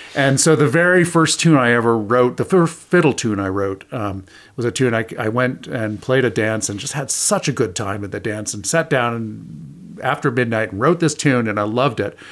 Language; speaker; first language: English; native; English